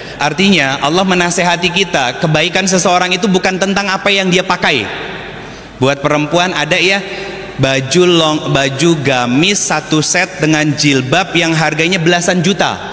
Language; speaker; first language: Indonesian; native; Indonesian